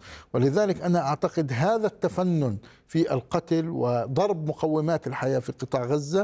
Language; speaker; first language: Arabic; native; Arabic